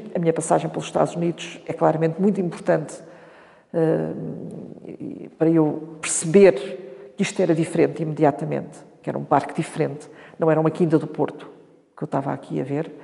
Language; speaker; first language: Portuguese; native; Portuguese